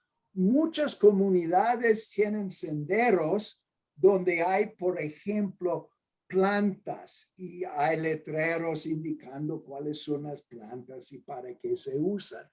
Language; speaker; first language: Spanish; non-native, fluent; English